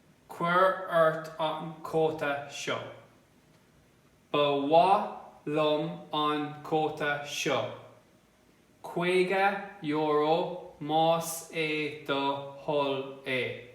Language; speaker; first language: Irish; non-native, local second language; English